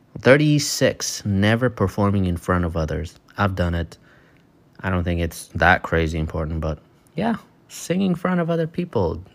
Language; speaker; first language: English; non-native, fluent; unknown